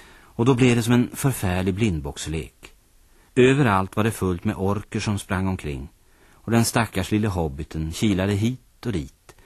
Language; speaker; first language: Swedish; native; Swedish